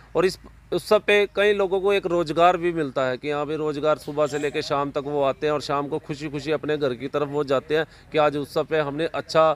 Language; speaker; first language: Hindi; native; Hindi